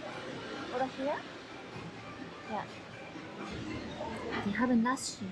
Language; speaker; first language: German; non-native, learner; Japanese